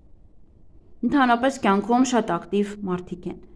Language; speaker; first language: Armenian; native; Armenian